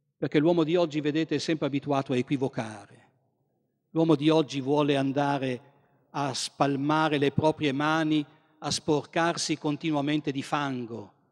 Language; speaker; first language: Italian; native; Italian